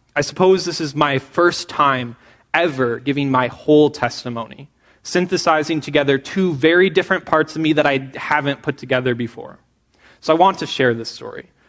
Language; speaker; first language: English; native; English